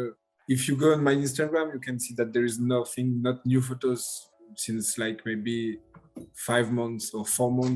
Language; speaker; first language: English; non-native, learner; French